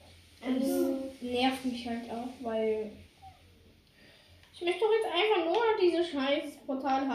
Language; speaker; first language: German; native; German